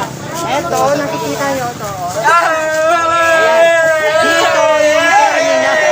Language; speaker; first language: Filipino; native; Filipino